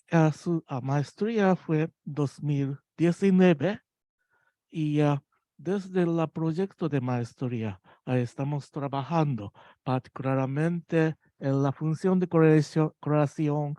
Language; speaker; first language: Spanish; non-native, learner; Japanese